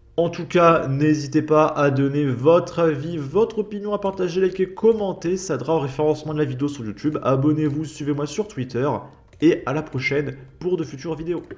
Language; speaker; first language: French; native; French